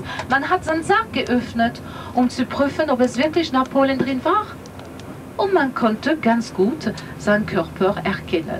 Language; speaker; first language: German; non-native, fluent; French